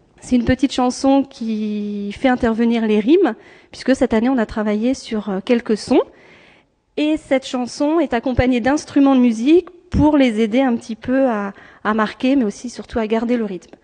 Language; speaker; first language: French; native; French